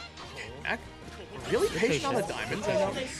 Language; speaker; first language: English; native; English